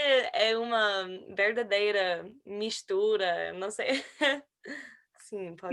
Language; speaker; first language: Portuguese; non-native, learner; English